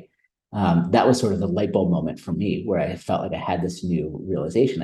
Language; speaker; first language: English; native; English